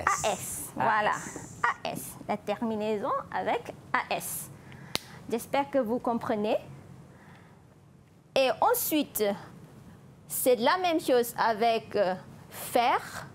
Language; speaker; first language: French; non-native, fluent; Malay